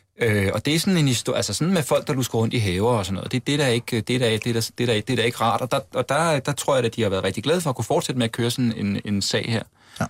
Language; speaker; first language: Danish; native; Danish